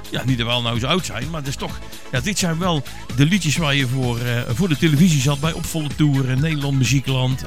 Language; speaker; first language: Dutch; native; Dutch